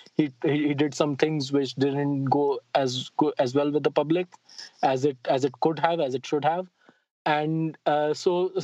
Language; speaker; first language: English; non-native, local second language; Hindi